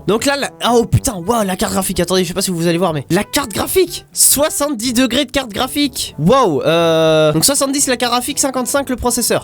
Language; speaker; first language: French; native; French